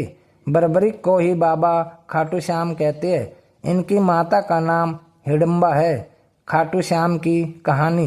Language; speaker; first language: Hindi; native; Hindi